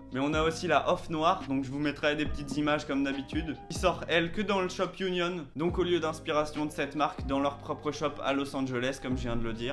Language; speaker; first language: French; native; French